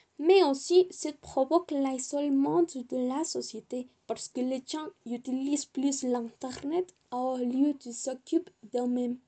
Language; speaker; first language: French; non-native, learner; Spanish